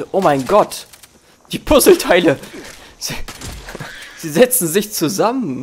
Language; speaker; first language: German; native; German